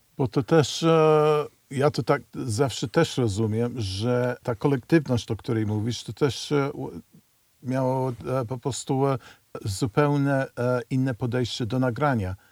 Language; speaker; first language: Polish; early bilingual, heritage; Polish